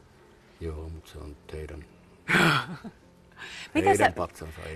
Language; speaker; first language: Finnish; native; Finnish